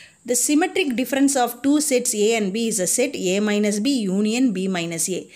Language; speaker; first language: English; non-native, local second language; Tamil